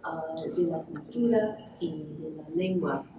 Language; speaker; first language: Spanish; non-native, fluent; English